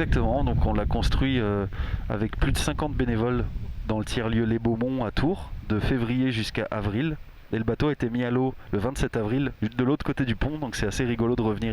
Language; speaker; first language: French; native; French